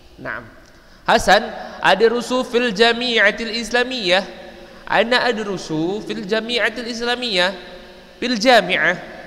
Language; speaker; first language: Arabic; non-native, fluent; Indonesian